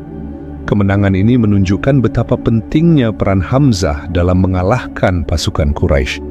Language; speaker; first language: Indonesian; native; Indonesian